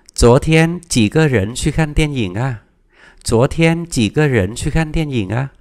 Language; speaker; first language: Chinese; non-native, fluent; Vietnamese